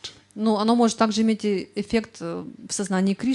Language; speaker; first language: Russian; native; Russian